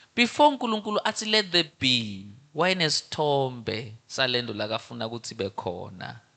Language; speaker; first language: Zulu; non-native, local second language; Swati